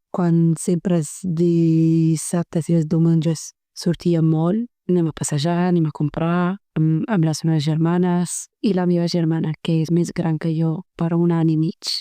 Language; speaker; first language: Catalan; early bilingual, other home language; Arabic